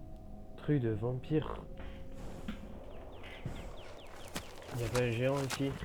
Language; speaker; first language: French; native; French